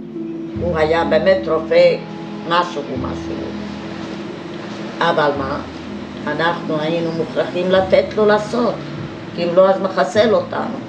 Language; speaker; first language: Hebrew; non-native, fluent; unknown